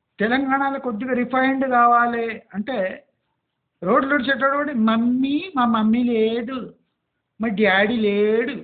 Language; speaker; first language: Telugu; native; Telugu